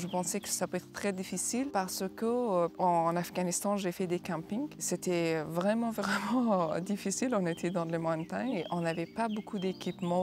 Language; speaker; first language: French; non-native, learner; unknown